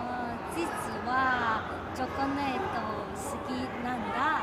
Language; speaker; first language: Japanese; non-native, learner; Cantonese